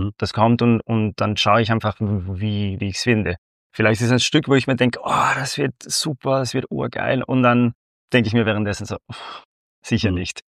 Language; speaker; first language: German; non-native, fluent; Spanish